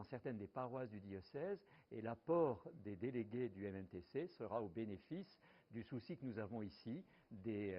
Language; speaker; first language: French; native; French